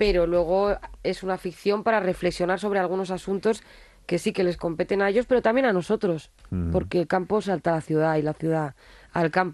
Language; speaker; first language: Spanish; native; Spanish